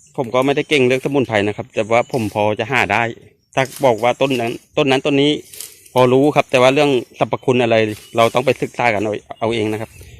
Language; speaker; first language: Thai; non-native, local second language; Northeastern Thai